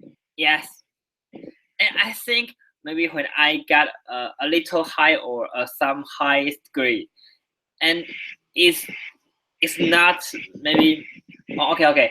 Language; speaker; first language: English; non-native, learner; Chinese